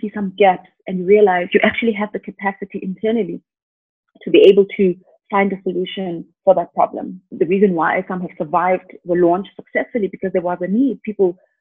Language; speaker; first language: English; non-native, local second language; Xhosa